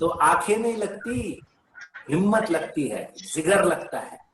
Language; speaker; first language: Hindi; non-native, local second language; Marathi